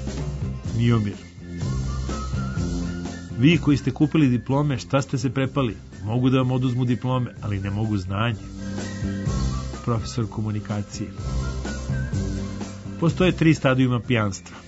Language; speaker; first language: Croatian; native; Croatian